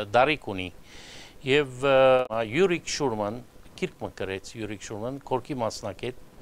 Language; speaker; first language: Armenian; early bilingual, heritage; Armenian